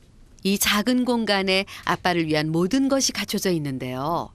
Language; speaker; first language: Korean; native; Korean